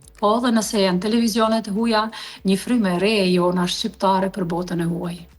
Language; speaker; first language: Albanian; native; Albanian